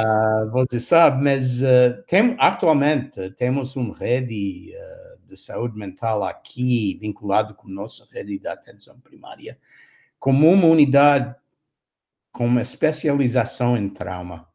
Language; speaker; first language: Portuguese; non-native, fluent; English